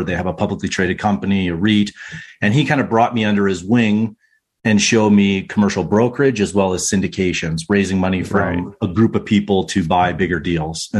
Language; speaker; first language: English; native; English